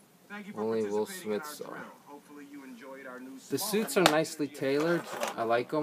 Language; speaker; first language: English; native; English